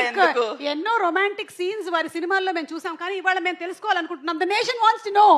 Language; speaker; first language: Telugu; native; Telugu